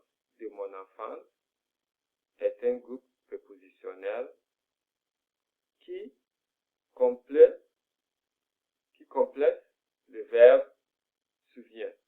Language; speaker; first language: French; non-native, fluent; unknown